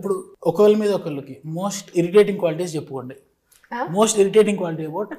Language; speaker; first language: Telugu; native; Telugu